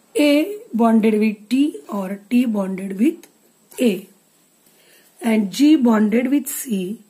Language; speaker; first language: English; non-native, local second language; Marathi